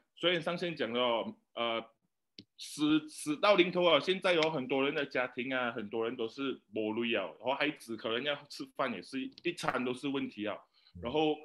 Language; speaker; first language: Chinese; native; Chinese